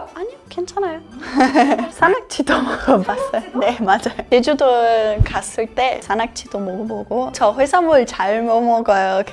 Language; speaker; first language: Korean; non-native, learner; Serbian